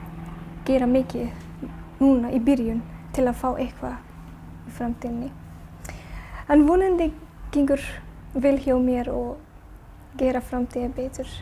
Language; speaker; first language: Icelandic; non-native, learner; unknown